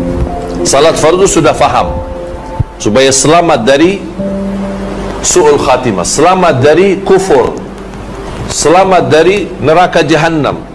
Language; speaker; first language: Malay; non-native, fluent; Arabic